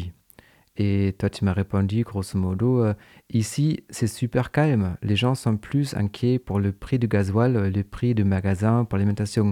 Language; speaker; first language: French; native; French